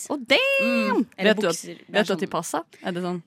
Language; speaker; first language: Norwegian; native; Norwegian